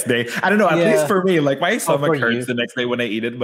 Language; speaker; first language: English; non-native, local second language; Filipino